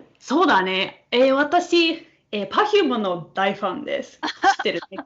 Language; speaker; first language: Japanese; non-native, fluent; English